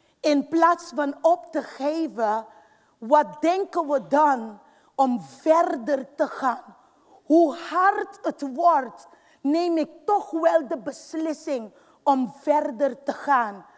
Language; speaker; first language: Dutch; non-native, fluent; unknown